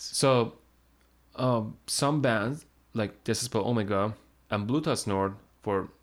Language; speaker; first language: English; non-native, fluent; Persian